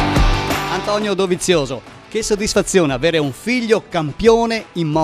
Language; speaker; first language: Italian; native; Italian